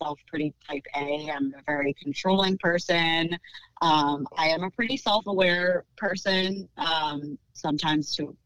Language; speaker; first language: English; native; English